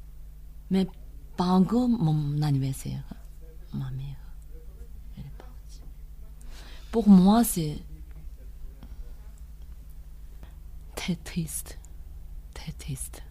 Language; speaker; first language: French; non-native, learner; Chinese